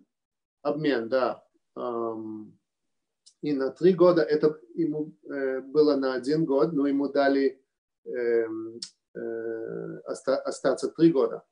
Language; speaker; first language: Russian; early bilingual, heritage; Russian